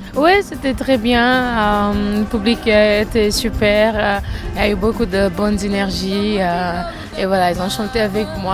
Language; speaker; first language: French; non-native, fluent; Kabuverdianu